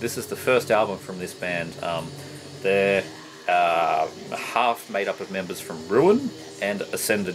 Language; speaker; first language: English; native; English